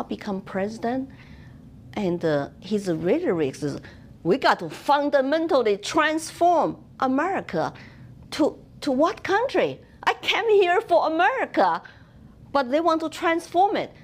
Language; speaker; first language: English; non-native, fluent; Chinese